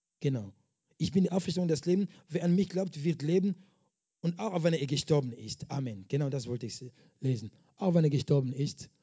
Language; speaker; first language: German; non-native, fluent; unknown